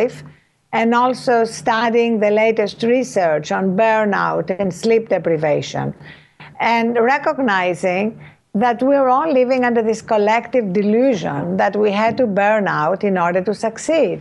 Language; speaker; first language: English; non-native, fluent; Greek